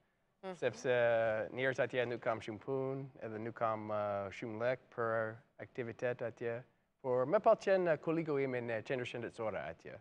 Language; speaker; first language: Albanian; non-native, learner; English